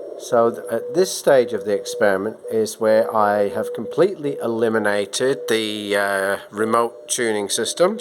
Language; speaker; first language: English; native; English